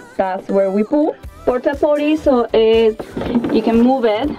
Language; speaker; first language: English; non-native, fluent; Spanish